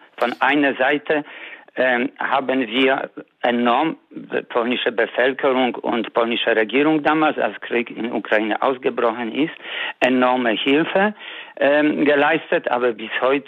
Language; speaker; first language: German; non-native, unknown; Polish